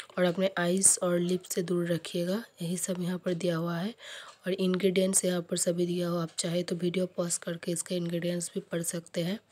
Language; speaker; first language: Hindi; non-native, local second language; Bangla